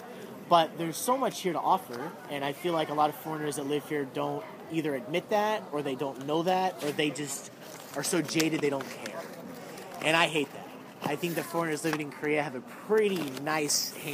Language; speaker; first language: English; native; English